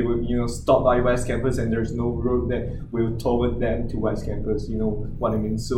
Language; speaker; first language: English; non-native, local second language; Chinese